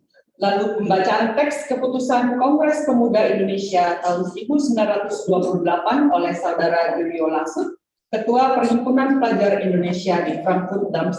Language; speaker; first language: Indonesian; native; Indonesian